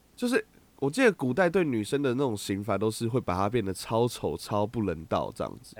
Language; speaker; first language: Chinese; native; Chinese